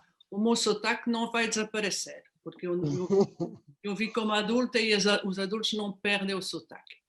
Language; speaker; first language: Portuguese; non-native, fluent; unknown